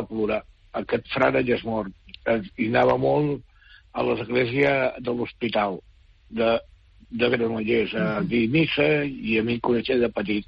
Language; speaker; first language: Catalan; native; Catalan